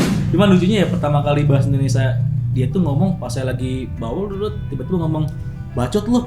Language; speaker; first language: Indonesian; native; Indonesian